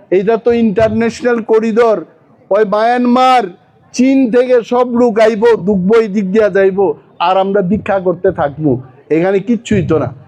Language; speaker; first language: Bangla; non-native, local second language; Kok Borok